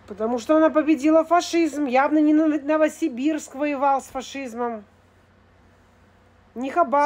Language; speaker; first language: Russian; native; Russian